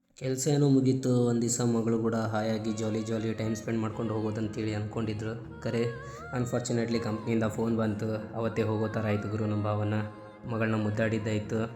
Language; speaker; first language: Kannada; non-native, local second language; Lambadi